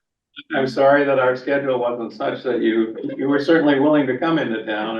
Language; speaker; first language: English; native; English